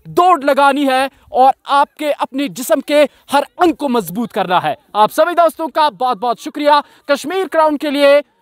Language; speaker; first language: Hindi; non-native, local second language; Kashmiri